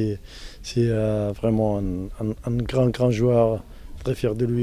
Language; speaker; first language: French; non-native, local second language; Arabic